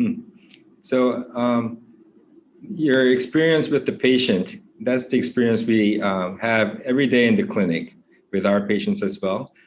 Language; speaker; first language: English; non-native, fluent; Korean